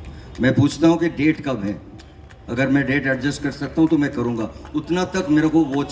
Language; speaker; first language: Hindi; non-native, local second language; Bangla